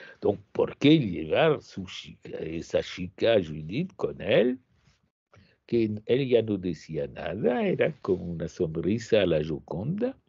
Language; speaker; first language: Spanish; non-native, fluent; French